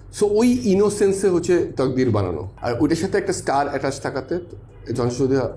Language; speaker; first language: Bangla; early bilingual, heritage; Bangla